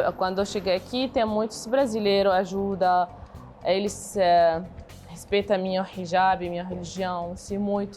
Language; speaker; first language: Portuguese; non-native, learner; Arabic